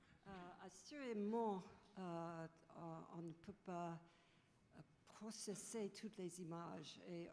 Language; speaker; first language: French; non-native, fluent; English